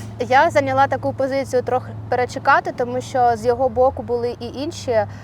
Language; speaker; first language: Ukrainian; non-native, local second language; Russian